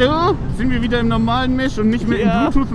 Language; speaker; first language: German; native; German